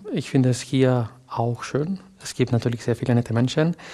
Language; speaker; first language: German; non-native, fluent; Spanish